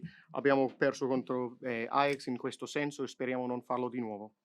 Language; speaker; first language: Italian; non-native, fluent; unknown